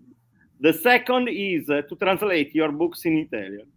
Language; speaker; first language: English; non-native, learner; Italian